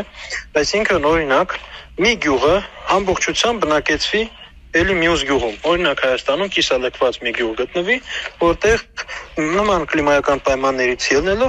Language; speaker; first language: Armenian; native; Armenian